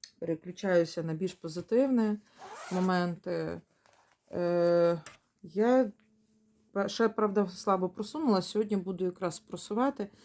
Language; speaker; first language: Ukrainian; non-native, local second language; Russian